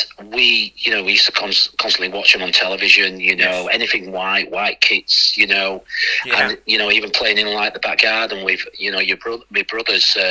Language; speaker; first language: English; native; English